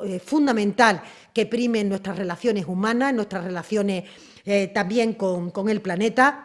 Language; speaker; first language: Spanish; native; Spanish